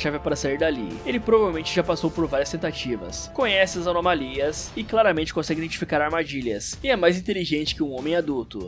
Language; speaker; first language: Portuguese; native; Portuguese